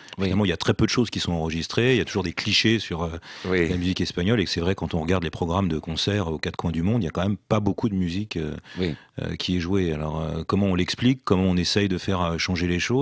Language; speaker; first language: French; native; French